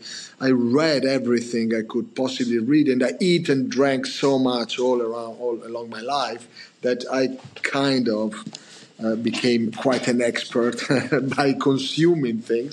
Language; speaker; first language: English; non-native, fluent; Italian